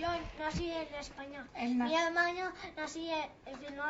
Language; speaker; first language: Spanish; early bilingual, heritage; Spanish